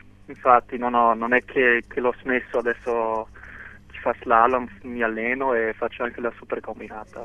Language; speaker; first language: Italian; non-native, local second language; German